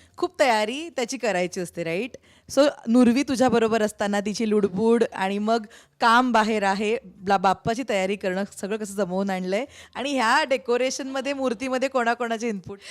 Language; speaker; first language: Marathi; native; Marathi